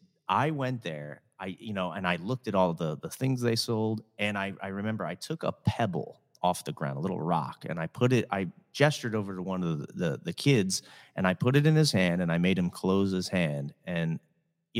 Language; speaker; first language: English; native; English